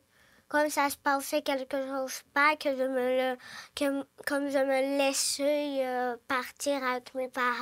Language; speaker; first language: French; early bilingual, other home language; Ukrainian